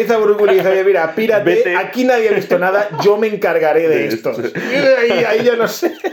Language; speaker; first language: Spanish; native; Spanish